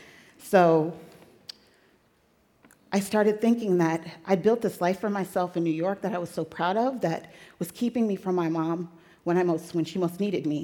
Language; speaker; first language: English; native; English